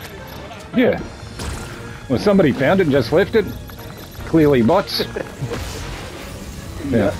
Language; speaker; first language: English; native; English